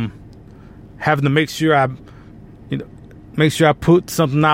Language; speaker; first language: English; native; English